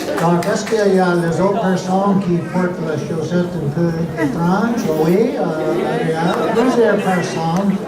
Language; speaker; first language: French; non-native, learner; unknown